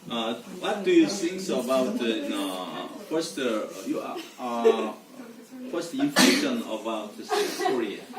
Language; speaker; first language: English; non-native, learner; Korean